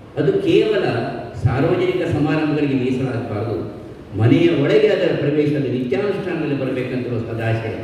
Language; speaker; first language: Kannada; non-native, local second language; Tulu